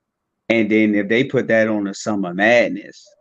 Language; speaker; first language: English; native; English